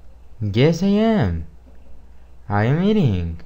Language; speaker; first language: English; non-native, fluent; Spanish